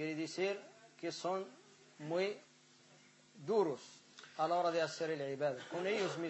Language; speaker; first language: Spanish; non-native, fluent; Arabic